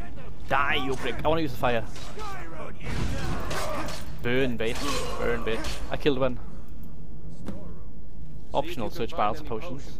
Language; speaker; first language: English; native; English